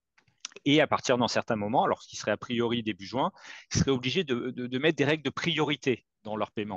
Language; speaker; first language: French; native; French